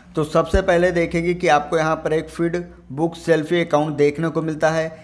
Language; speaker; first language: Hindi; native; Hindi